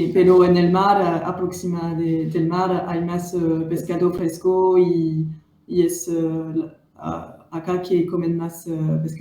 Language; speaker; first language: Spanish; non-native, learner; French